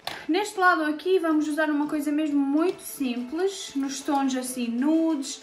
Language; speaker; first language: Portuguese; non-native, fluent; Serbian